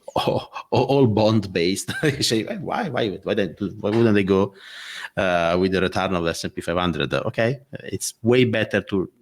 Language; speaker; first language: English; non-native, fluent; Italian